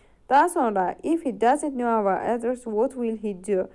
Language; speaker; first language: English; non-native, fluent; Azerbaijani